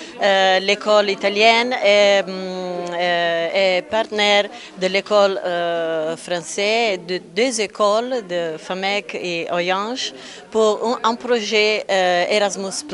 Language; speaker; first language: French; non-native, fluent; Italian